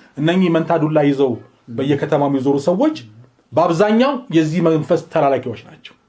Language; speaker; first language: Amharic; native; Amharic